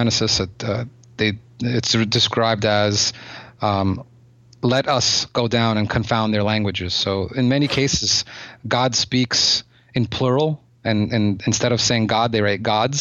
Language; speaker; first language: English; native; English